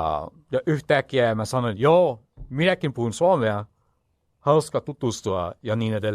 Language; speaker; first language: Finnish; non-native, learner; English